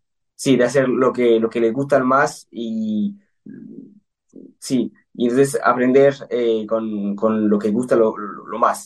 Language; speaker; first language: Spanish; early bilingual, heritage; Spanish